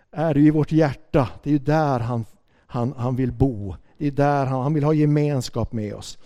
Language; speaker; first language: Swedish; native; Swedish